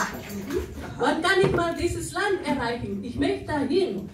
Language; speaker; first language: German; non-native, fluent; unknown